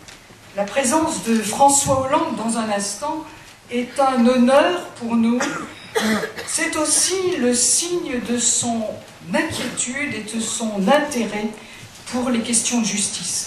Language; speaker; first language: French; native; French